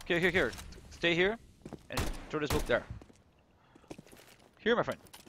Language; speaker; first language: English; non-native, fluent; Portuguese